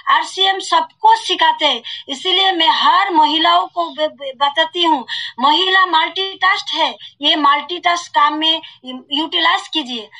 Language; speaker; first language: Hindi; non-native, local second language; Assamese